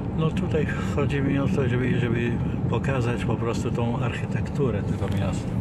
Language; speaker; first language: Polish; non-native, fluent; Arabic